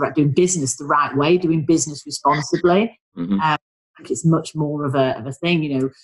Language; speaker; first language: English; native; English